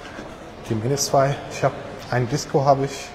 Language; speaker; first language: German; non-native, learner; Turkish